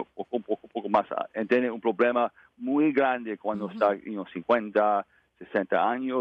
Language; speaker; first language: Spanish; non-native, learner; English